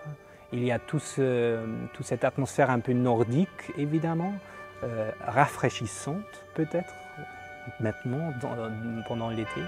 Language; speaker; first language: French; non-native, fluent; German